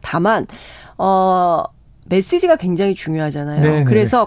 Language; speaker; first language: Korean; native; Korean